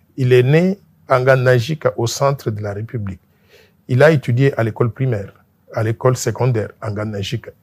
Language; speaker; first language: French; non-native, local second language; Luba-Lulua